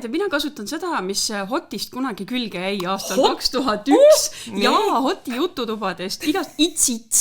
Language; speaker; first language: Estonian; native; Estonian